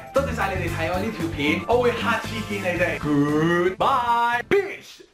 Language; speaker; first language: Cantonese; non-native, fluent; Spanish